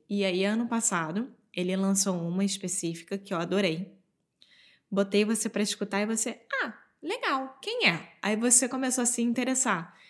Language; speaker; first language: Portuguese; native; Portuguese